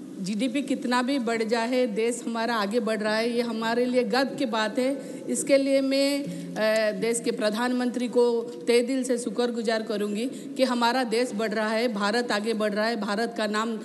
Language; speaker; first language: Hindi; non-native, local second language; Odia